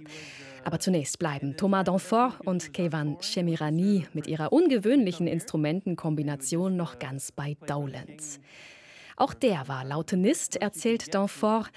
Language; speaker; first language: German; native; German